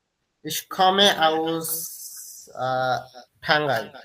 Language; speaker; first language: German; non-native, learner; Bangla